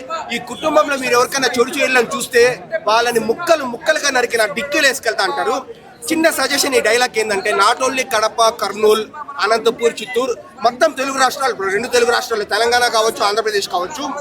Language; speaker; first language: Telugu; native; Telugu